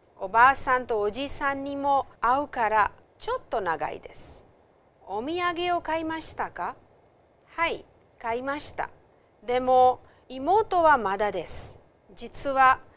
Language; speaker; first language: Japanese; non-native, fluent; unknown